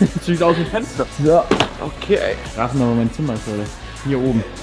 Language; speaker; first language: German; native; German